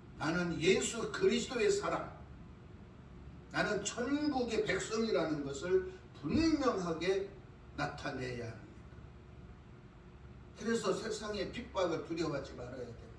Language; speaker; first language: Korean; native; Korean